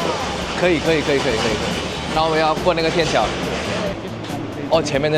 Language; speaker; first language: Chinese; non-native, fluent; Indonesian